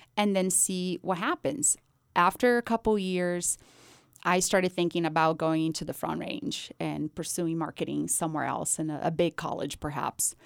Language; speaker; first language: English; non-native, fluent; Portuguese